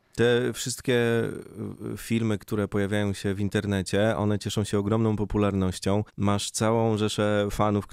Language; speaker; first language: Polish; native; Polish